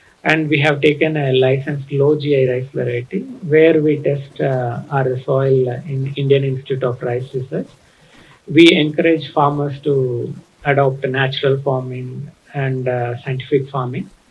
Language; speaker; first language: English; non-native, local second language; Telugu